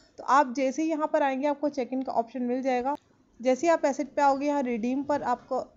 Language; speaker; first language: Urdu; non-native, local second language; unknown